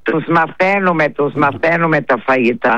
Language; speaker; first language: Greek; early bilingual, heritage; Greek